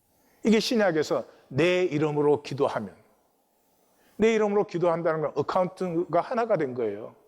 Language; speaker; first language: Korean; native; Korean